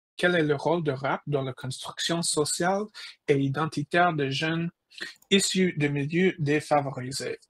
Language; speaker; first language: French; non-native, fluent; English